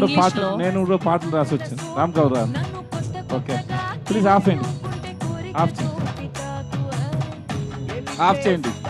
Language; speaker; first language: Telugu; non-native, learner; Tamil